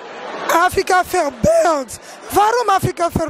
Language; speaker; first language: Dutch; non-native, fluent; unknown